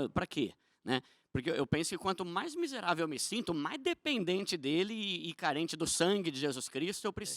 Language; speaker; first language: Portuguese; native; Portuguese